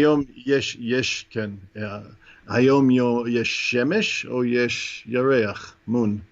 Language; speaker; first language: Hebrew; non-native, fluent; English